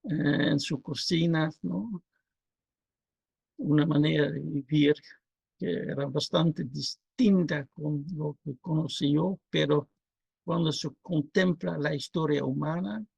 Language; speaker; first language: Spanish; non-native, fluent; Dutch